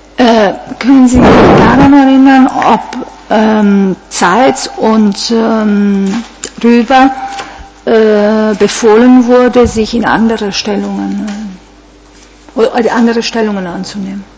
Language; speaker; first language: German; non-native, fluent; Italian